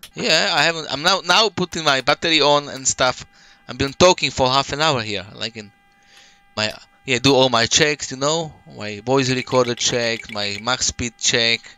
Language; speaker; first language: English; non-native, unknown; Slovak